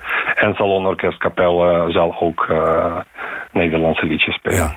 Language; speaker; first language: Dutch; non-native, fluent; Ukrainian